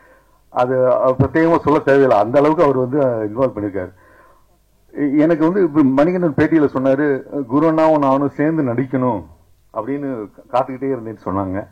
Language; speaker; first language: Tamil; native; Tamil